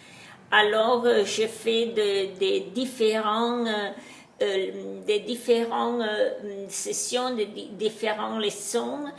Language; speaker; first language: French; non-native, learner; Italian